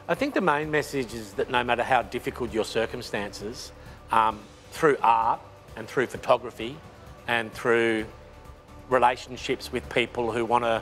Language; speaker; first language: English; native; English